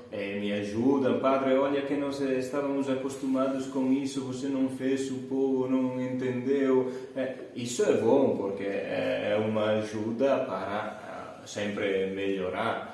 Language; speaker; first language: Portuguese; non-native, fluent; Italian